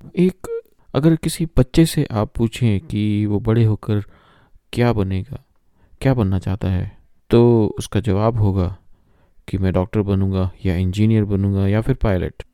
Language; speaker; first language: Hindi; native; Hindi